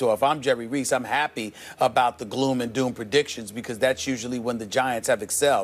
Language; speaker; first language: English; native; English